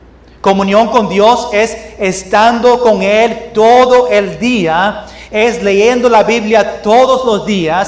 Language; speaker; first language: Spanish; non-native, fluent; English